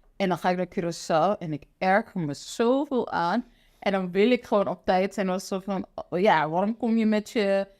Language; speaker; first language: Dutch; non-native, local second language; Papiamento